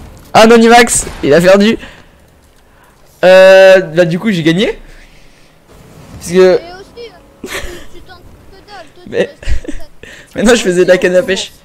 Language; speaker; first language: French; native; French